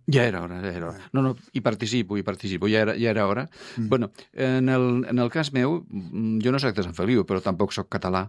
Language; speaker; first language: Catalan; non-native, fluent; Spanish